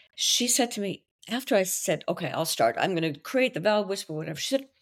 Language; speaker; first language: English; non-native, fluent; French